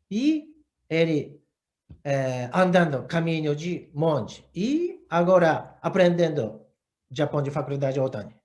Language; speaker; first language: Portuguese; non-native, learner; Japanese